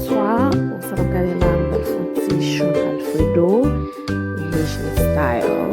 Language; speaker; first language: French; non-native, learner; Haitian Creole